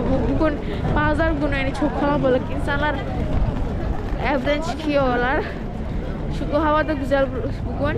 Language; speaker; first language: Turkish; non-native, learner; Indonesian